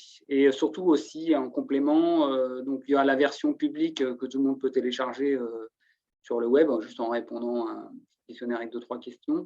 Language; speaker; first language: French; native; French